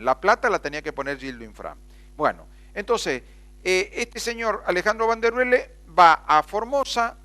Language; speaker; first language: Spanish; native; Spanish